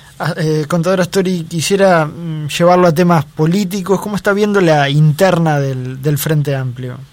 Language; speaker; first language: Spanish; native; Spanish